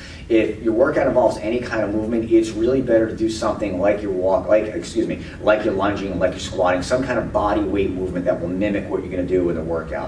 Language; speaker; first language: English; native; English